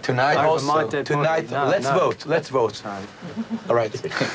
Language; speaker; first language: English; non-native, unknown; Hebrew